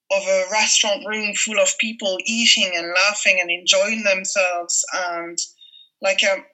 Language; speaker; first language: English; non-native, fluent; French